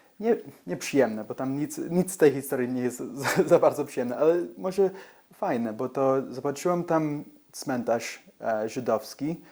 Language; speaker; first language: Polish; early bilingual, heritage; English